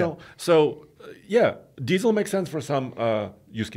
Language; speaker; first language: English; native; English